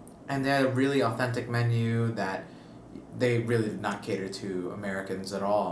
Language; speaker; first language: English; non-native, local second language; Filipino